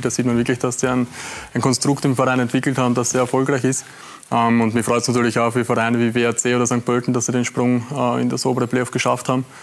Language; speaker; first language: German; native; German